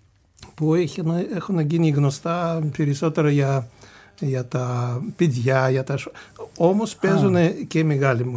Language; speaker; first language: Greek; non-native, fluent; Russian